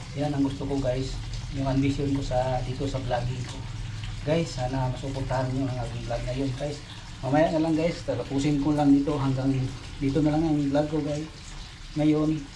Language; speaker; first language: Filipino; non-native, local second language; Cebuano